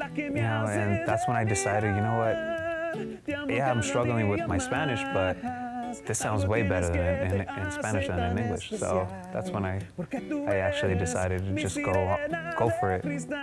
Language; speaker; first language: English; native; English